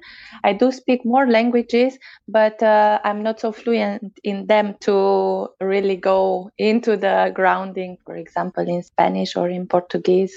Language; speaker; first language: English; non-native, fluent; Romanian